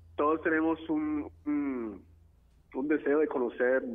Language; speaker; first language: Spanish; non-native, fluent; English